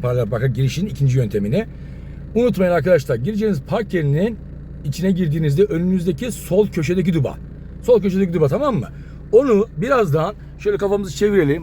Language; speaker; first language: Turkish; native; Turkish